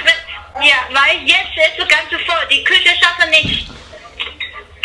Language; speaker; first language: German; non-native, learner; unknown